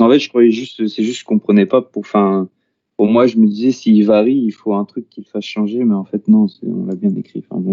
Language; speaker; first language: French; native; French